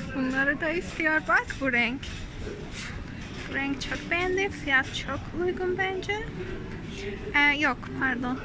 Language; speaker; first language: Turkish; non-native, learner; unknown